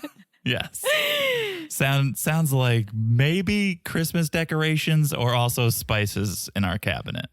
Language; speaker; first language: English; native; English